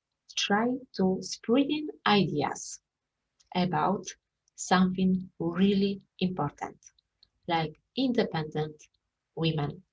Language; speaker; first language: English; non-native, fluent; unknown